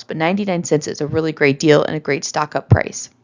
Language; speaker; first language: English; native; English